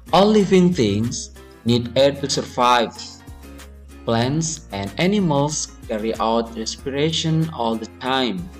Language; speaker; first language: English; non-native, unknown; Indonesian